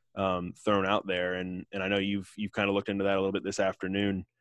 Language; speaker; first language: English; native; English